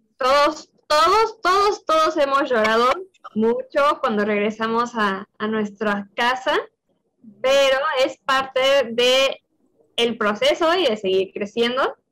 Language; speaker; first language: Spanish; native; Spanish